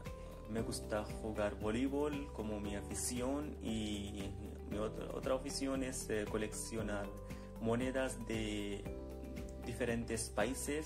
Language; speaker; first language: Spanish; non-native, fluent; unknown